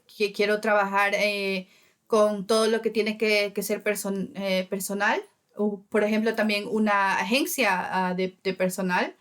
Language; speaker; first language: Spanish; early bilingual, heritage; Spanish